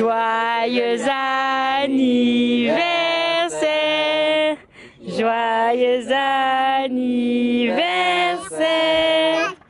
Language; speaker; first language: French; native; French